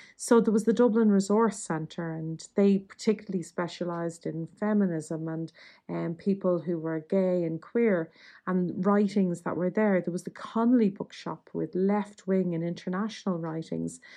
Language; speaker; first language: English; native; English